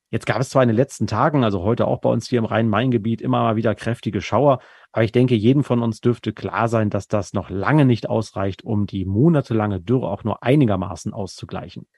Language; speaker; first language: German; native; German